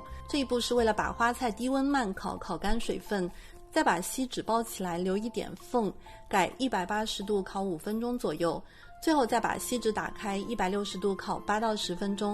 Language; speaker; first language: Chinese; native; Chinese